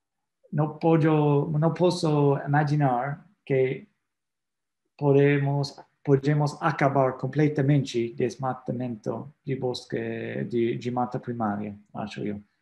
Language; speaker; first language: Portuguese; non-native, fluent; English